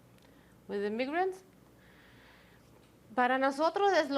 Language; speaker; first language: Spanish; non-native, fluent; German